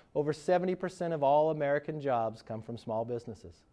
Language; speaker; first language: English; native; English